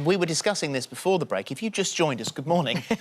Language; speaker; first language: English; native; English